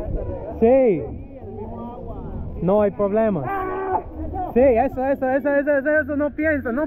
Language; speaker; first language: Spanish; non-native, learner; English